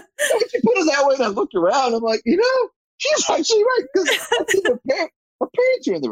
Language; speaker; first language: English; native; English